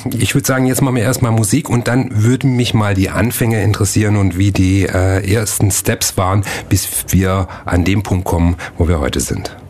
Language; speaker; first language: German; native; German